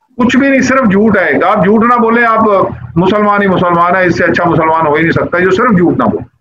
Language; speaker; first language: Urdu; non-native, local second language; Punjabi